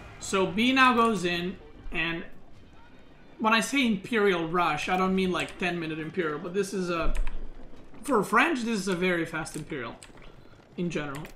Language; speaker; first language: English; non-native, fluent; Serbian